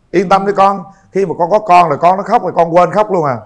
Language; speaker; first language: Vietnamese; native; Vietnamese